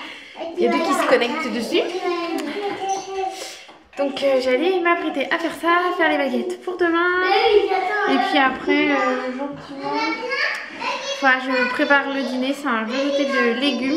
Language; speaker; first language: French; native; French